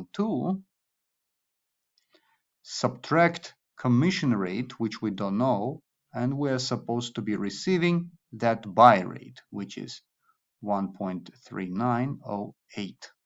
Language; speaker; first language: English; non-native, fluent; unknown